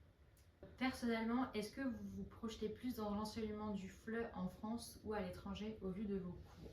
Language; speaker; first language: French; native; French